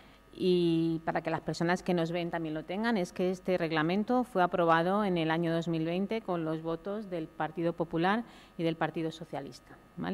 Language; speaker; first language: Spanish; native; Spanish